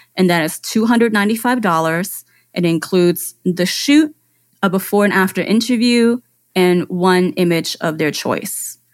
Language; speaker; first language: English; non-native, fluent; German